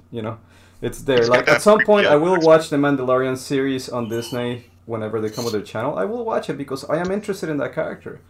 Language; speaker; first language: English; non-native, fluent; Spanish